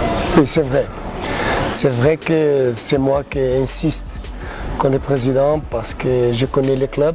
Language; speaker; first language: French; non-native, learner; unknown